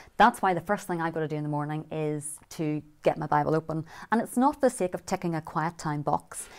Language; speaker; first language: English; native; English